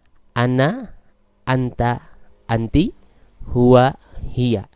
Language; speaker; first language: Arabic; non-native, fluent; Indonesian